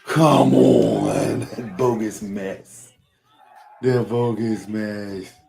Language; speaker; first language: English; native; English